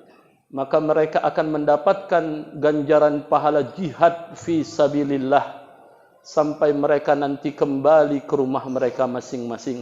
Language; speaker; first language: Indonesian; native; Indonesian